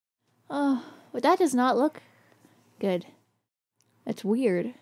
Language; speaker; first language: English; native; English